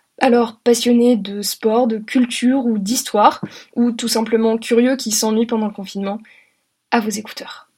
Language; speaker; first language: French; native; French